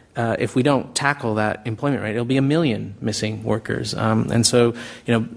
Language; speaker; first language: English; native; English